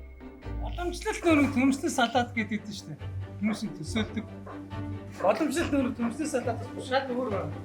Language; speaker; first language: Mongolian; native; Mongolian